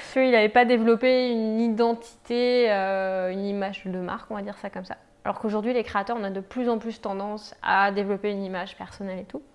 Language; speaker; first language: French; native; French